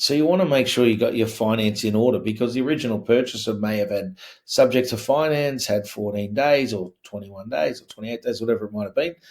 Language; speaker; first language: English; native; English